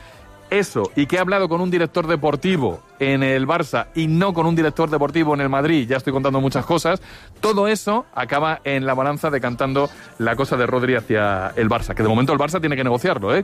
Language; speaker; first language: Spanish; native; Spanish